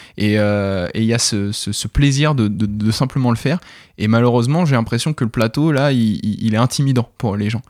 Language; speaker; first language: French; native; French